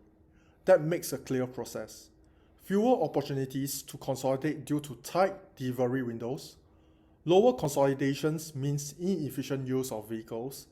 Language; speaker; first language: English; non-native, learner; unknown